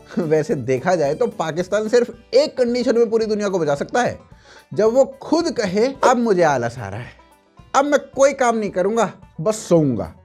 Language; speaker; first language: Hindi; native; Hindi